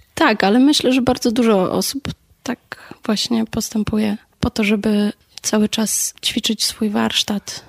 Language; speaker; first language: Polish; native; Polish